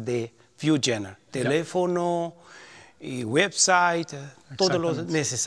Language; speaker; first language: Spanish; non-native, fluent; Papiamento